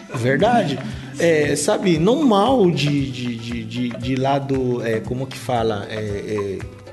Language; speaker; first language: Portuguese; non-native, fluent; Lingala